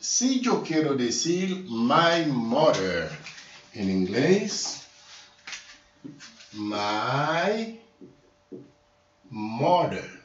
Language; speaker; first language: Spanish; non-native, learner; Haitian Creole